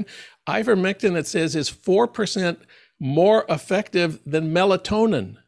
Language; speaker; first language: English; native; English